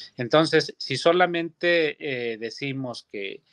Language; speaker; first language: Spanish; native; Spanish